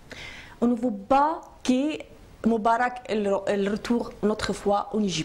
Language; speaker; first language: French; non-native, learner; Arabic